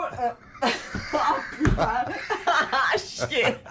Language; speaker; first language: English; non-native, learner; French